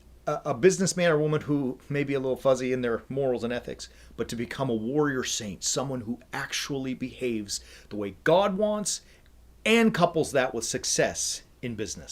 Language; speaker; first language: English; native; English